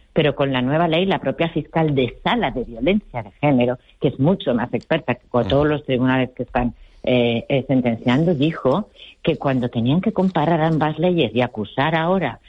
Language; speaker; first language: Spanish; native; Spanish